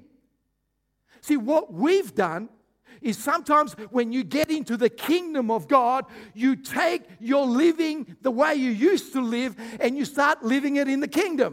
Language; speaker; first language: English; early bilingual, other home language; Croatian